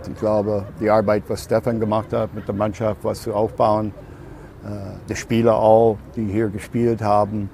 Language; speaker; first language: German; non-native, learner; English